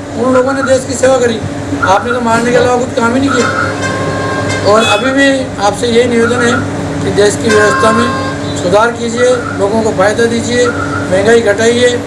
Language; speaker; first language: Hindi; native; Hindi